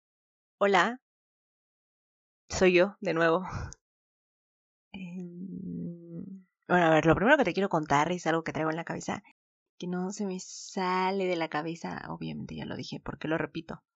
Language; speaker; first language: Spanish; native; Spanish